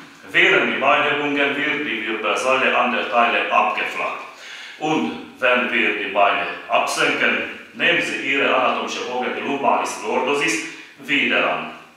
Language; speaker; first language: German; non-native, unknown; Hungarian